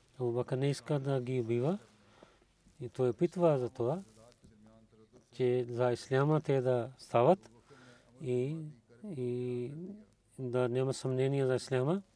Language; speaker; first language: Bulgarian; non-native, learner; Urdu